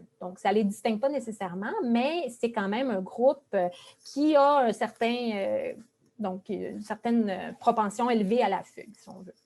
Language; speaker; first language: French; native; French